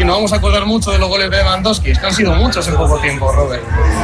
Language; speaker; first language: Spanish; native; Spanish